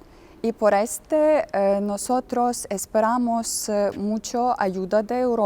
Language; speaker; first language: Spanish; non-native, learner; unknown